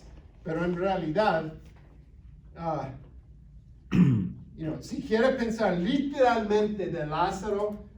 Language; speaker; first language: Spanish; non-native, fluent; English